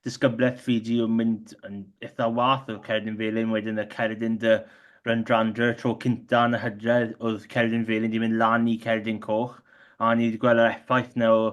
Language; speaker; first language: Welsh; non-native, local second language; English